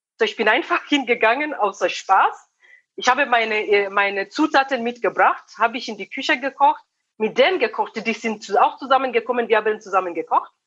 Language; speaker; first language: German; non-native, fluent; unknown